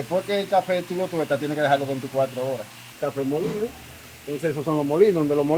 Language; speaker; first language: Spanish; native; Spanish